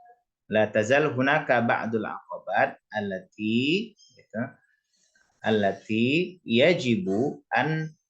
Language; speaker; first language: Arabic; non-native, fluent; Indonesian